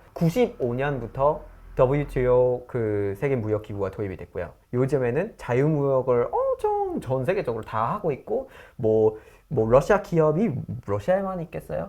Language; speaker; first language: Korean; non-native, fluent; English